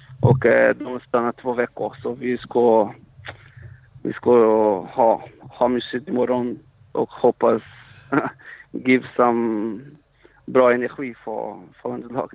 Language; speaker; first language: Swedish; non-native, fluent; Portuguese